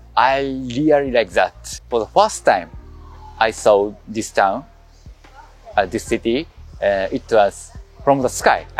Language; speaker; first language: English; non-native, learner; Japanese